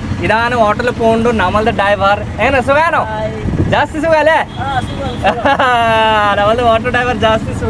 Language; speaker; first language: Malayalam; non-native, learner; Bangla